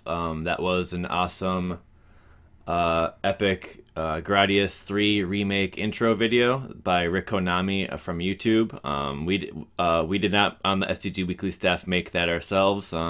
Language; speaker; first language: English; native; English